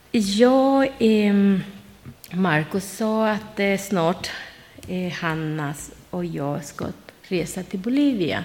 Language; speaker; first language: Swedish; non-native, learner; Spanish